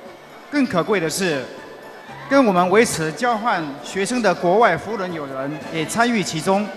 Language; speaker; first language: Chinese; native; Chinese